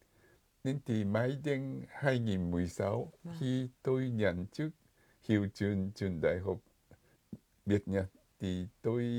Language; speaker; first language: Vietnamese; non-native, fluent; Japanese